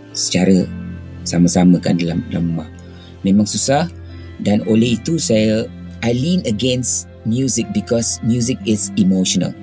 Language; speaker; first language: Malay; native; Malay